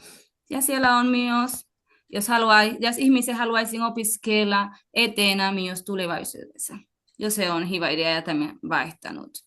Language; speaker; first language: Finnish; non-native, learner; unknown